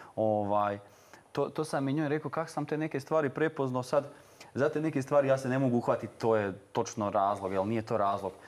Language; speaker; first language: Croatian; native; Croatian